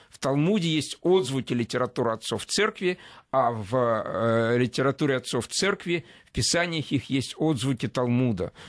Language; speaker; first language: Russian; native; Russian